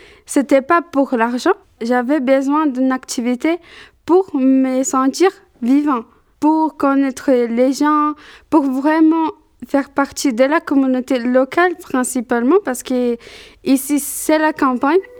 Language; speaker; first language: French; non-native, fluent; Portuguese